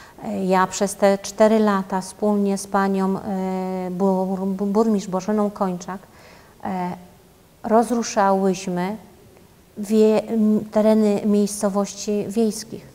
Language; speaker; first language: Polish; native; Polish